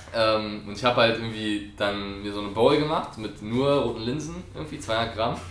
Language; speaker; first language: German; non-native, fluent; French